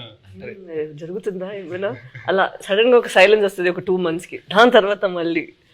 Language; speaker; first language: Telugu; non-native, fluent; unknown